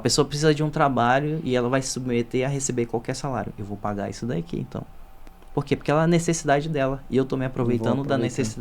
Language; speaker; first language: Portuguese; native; Portuguese